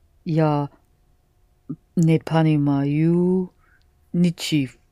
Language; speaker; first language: Russian; non-native, learner; English